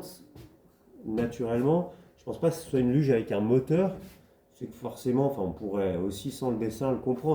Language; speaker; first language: French; native; French